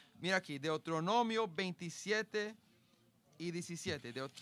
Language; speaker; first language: Spanish; early bilingual, heritage; Spanish